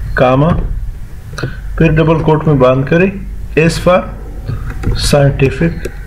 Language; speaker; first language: Urdu; non-native, local second language; Punjabi